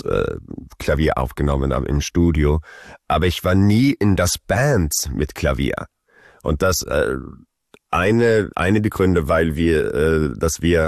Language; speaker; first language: German; early bilingual, heritage; Swedish